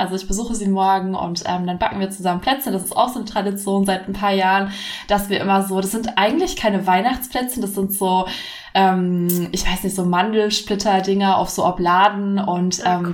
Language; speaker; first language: German; native; German